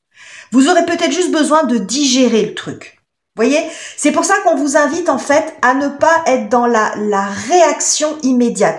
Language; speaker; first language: French; native; French